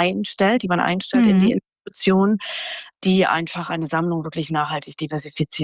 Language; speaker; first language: German; native; German